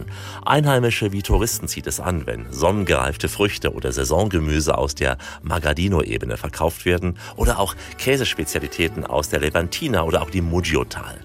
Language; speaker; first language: German; native; German